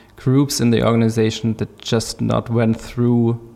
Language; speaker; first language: English; non-native, fluent; German